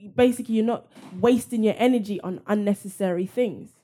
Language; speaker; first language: English; native; English